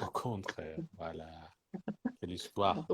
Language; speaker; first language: French; non-native, fluent; Persian